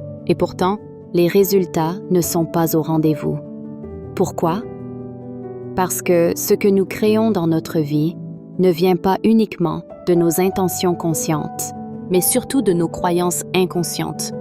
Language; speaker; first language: French; native; French